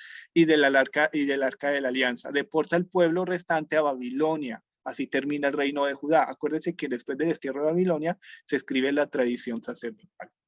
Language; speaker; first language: Spanish; native; Spanish